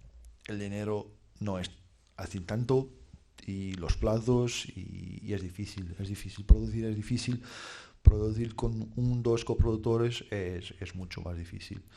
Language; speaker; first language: Spanish; non-native, fluent; Portuguese